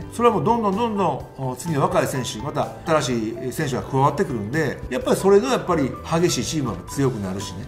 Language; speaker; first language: Japanese; native; Japanese